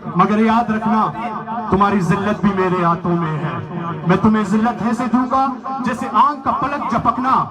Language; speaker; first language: Urdu; non-native, local second language; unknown